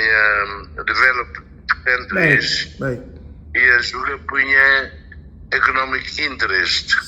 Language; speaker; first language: Indonesian; non-native, fluent; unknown